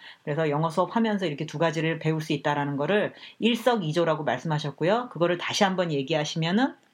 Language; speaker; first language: Korean; native; Korean